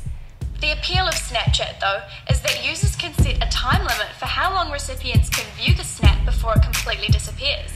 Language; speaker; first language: English; native; English